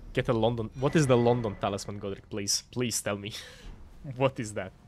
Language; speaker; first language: English; non-native, fluent; Croatian